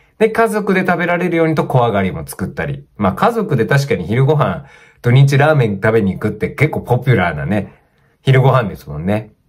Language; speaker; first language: Japanese; native; Japanese